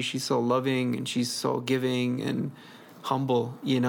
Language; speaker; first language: English; early bilingual, other home language; Spanish